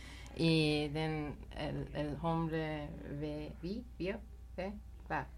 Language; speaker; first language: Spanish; non-native, learner; Persian